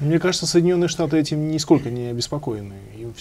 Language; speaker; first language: Russian; native; Russian